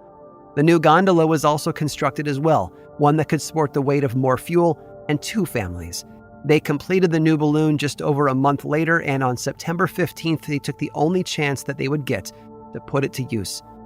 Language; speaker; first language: English; native; English